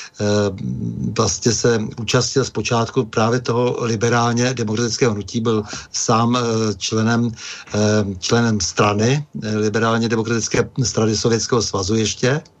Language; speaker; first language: Czech; native; Czech